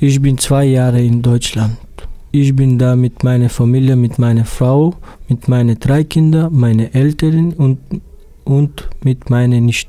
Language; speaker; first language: German; non-native, learner; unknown